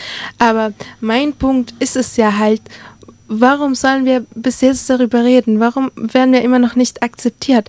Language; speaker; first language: German; early bilingual, other home language; Arabic